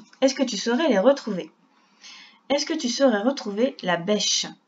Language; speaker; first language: French; native; French